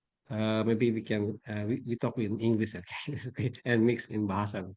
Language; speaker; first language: English; non-native, learner; Indonesian